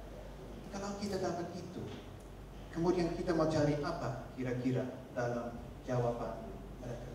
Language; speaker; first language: Indonesian; non-native, fluent; Dutch